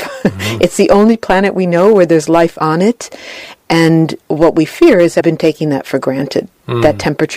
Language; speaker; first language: English; native; English